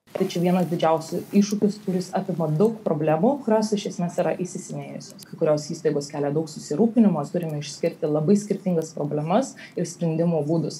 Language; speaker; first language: Lithuanian; non-native, local second language; Polish